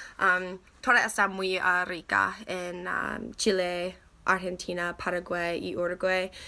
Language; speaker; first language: Spanish; non-native, learner; English